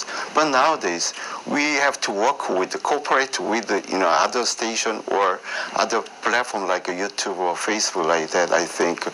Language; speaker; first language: English; non-native, learner; Korean